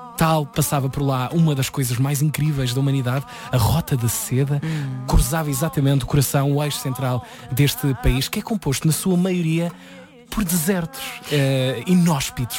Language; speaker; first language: Portuguese; native; Portuguese